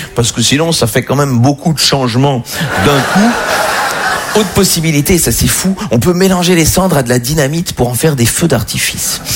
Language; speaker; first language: French; native; French